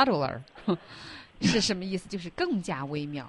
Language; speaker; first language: Chinese; native; Chinese